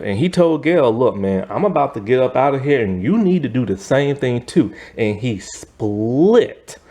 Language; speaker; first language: English; native; English